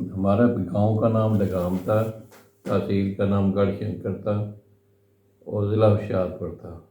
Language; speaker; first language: Urdu; non-native, local second language; Punjabi